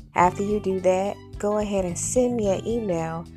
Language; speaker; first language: English; native; English